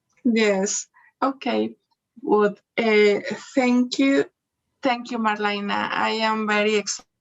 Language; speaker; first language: English; non-native, learner; Spanish